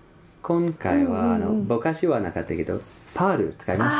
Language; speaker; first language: Japanese; non-native, fluent; English